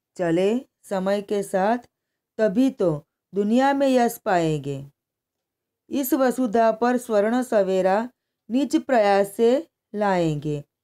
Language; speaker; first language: Hindi; non-native, local second language; Gujarati